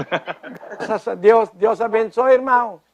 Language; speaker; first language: Portuguese; non-native, fluent; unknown